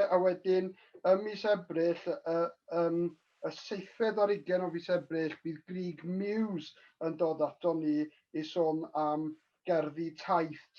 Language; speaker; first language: Welsh; native; Welsh